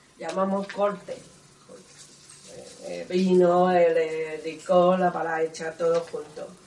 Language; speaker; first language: Spanish; non-native, learner; Chinese